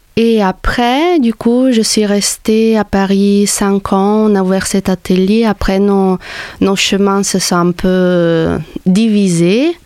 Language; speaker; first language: French; non-native, fluent; Italian